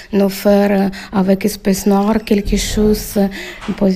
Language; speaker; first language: French; non-native, learner; Ukrainian